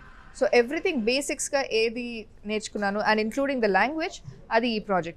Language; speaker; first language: Telugu; non-native, local second language; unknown